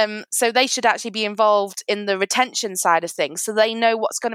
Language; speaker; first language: English; native; English